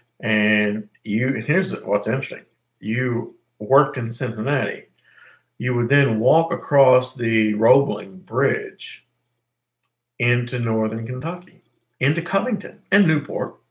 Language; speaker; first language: English; native; English